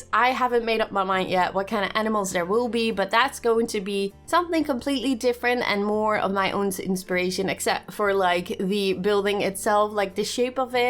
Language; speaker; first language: English; non-native, fluent; Dutch